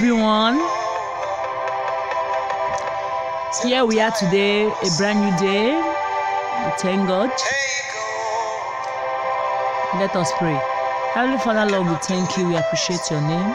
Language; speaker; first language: English; non-native, local second language; Igbo